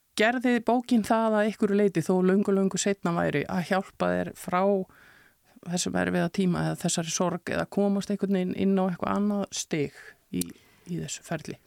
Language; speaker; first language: Icelandic; native; Icelandic